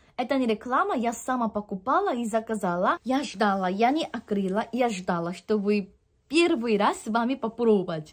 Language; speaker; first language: Russian; non-native, fluent; Korean